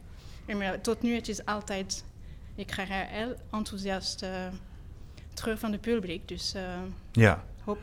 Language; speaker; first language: Dutch; non-native, fluent; French